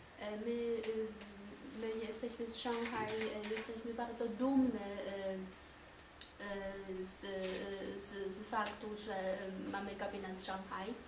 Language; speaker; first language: Polish; non-native, learner; Chinese